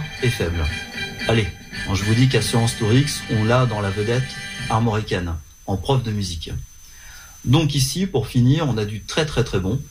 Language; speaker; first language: French; native; French